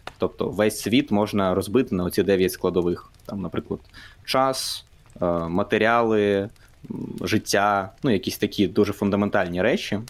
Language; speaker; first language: Ukrainian; non-native, local second language; Russian